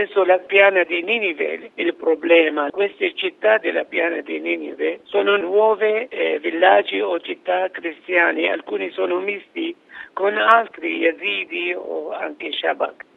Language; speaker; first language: Italian; non-native, fluent; Arabic